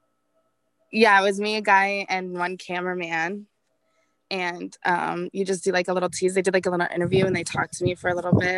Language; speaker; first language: English; native; English